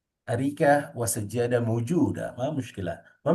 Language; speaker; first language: Arabic; non-native, fluent; Indonesian